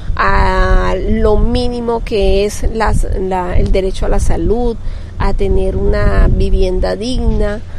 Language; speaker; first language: Spanish; native; Spanish